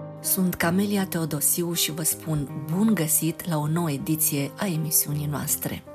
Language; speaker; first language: Romanian; native; Romanian